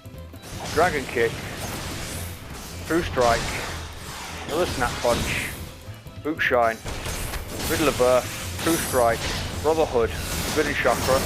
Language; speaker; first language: English; native; English